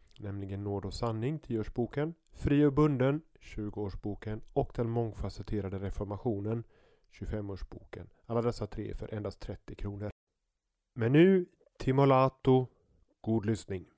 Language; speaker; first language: Swedish; native; Swedish